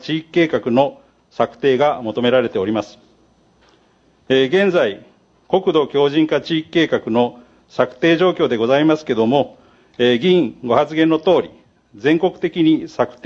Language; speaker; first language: Japanese; native; Japanese